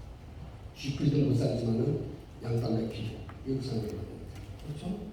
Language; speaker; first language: Korean; native; Korean